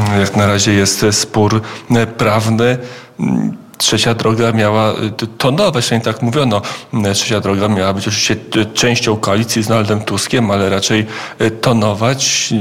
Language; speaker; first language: Polish; native; Polish